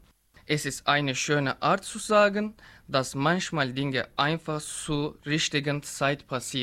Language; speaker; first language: German; non-native, learner; Turkish